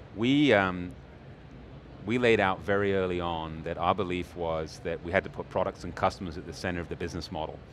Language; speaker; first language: English; native; English